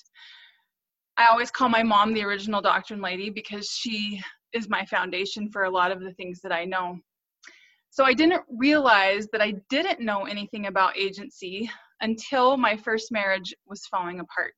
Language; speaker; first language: English; native; English